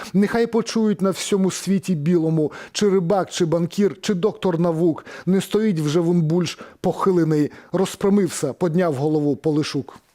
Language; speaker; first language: Belarusian; native; Belarusian